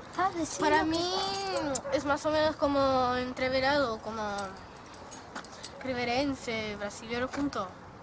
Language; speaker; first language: Spanish; non-native, local second language; Portuguese